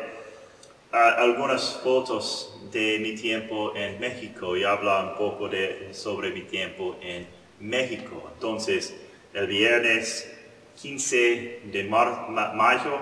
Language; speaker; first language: Spanish; non-native, learner; English